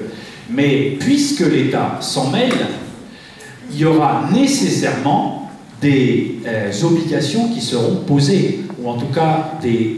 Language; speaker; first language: French; native; French